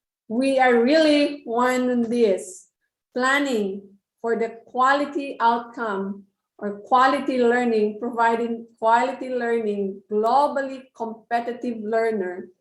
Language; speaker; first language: English; non-native, local second language; Filipino